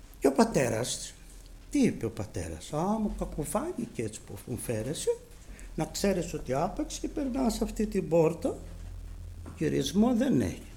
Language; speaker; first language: Greek; native; Greek